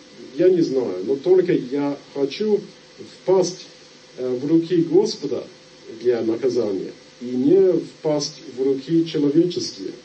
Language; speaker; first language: Russian; non-native, fluent; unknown